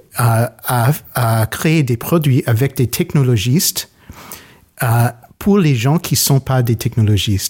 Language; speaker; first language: French; non-native, learner; English